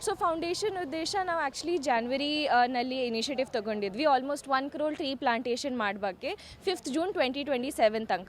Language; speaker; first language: Kannada; non-native, local second language; Hindi